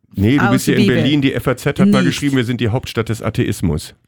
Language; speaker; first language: German; native; German